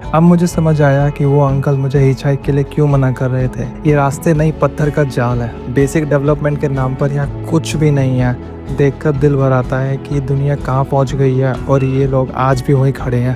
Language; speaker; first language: Hindi; native; Hindi